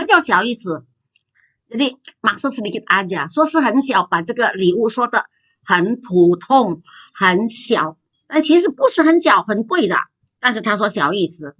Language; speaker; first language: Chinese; non-native, fluent; Indonesian